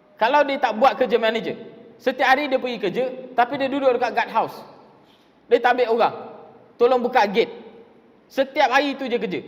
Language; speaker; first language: Malay; non-native, local second language; Tamil